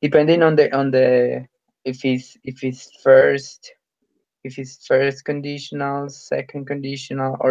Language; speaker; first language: English; non-native, fluent; Spanish